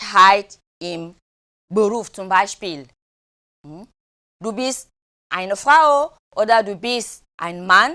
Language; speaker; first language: German; non-native, learner; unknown